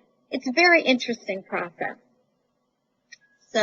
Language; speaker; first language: English; native; English